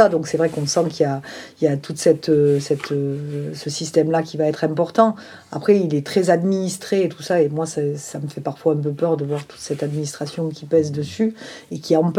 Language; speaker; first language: French; native; French